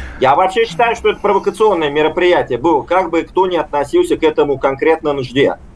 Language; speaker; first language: Russian; native; Russian